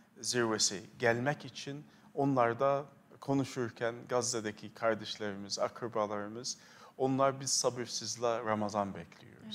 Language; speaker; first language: Turkish; non-native, fluent; Arabic